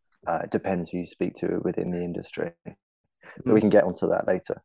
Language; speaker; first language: English; native; English